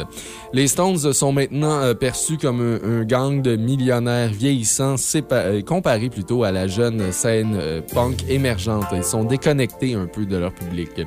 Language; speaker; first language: French; native; French